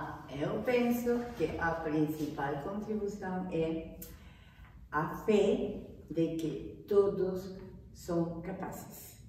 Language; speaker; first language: Portuguese; non-native, fluent; Spanish